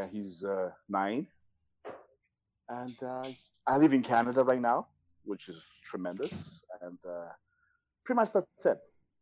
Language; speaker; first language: English; non-native, local second language; Kinyarwanda